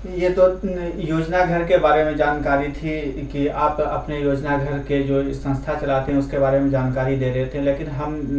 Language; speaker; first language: Hindi; native; Hindi